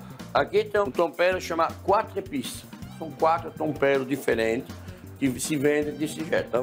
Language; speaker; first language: Portuguese; non-native, fluent; French